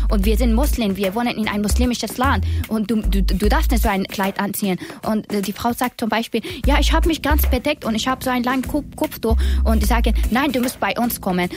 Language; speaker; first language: German; non-native, learner; Persian